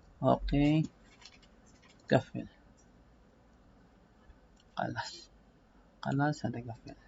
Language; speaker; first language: Arabic; non-native, learner; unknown